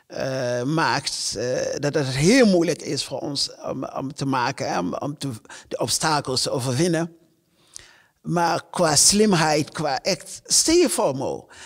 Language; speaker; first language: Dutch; non-native, fluent; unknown